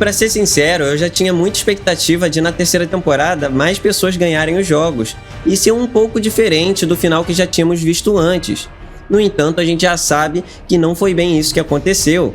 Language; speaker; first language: Portuguese; native; Portuguese